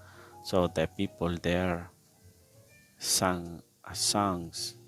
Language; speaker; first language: English; non-native, learner; Spanish